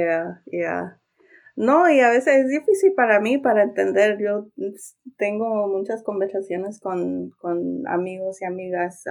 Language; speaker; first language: Spanish; early bilingual, heritage; Spanish